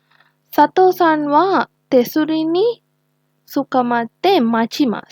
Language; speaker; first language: Japanese; non-native, learner; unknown